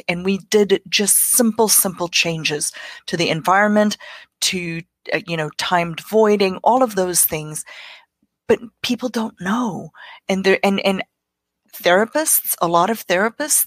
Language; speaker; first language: English; non-native, local second language; Afrikaans